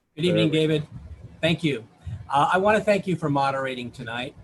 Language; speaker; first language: English; native; English